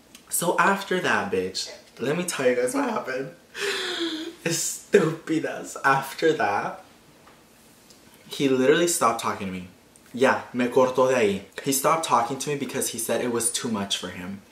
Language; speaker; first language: English; early bilingual, other home language; Spanish